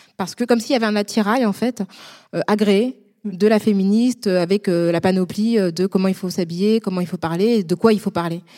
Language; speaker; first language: French; native; French